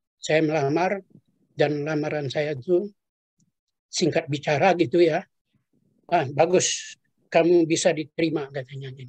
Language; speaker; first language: Indonesian; non-native, local second language; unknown